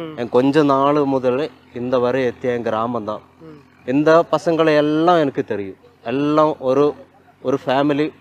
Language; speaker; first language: Tamil; non-native, learner; Malayalam